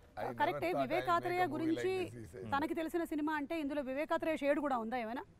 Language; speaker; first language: Telugu; native; Telugu